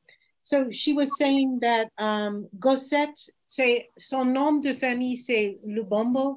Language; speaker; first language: French; non-native, fluent; English